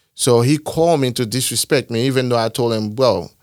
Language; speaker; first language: English; non-native, fluent; Haitian Creole